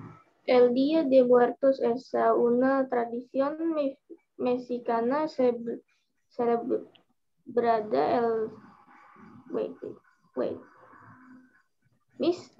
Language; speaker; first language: Spanish; non-native, learner; Indonesian